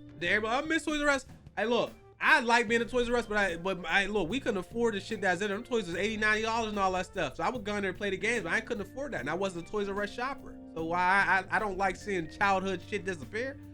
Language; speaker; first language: English; native; English